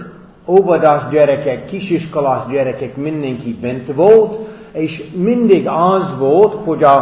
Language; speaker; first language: Hungarian; non-native, fluent; English